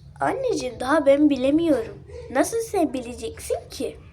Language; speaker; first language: Turkish; early bilingual, other home language; Arabic